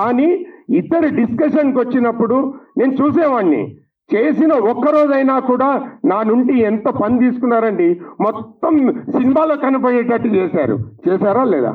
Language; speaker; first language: Telugu; native; Telugu